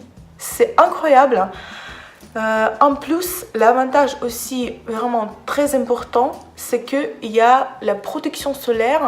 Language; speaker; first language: French; non-native, fluent; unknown